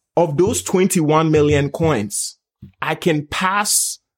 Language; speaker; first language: English; non-native, local second language; Akan